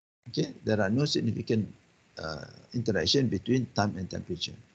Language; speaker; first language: English; non-native, local second language; Malay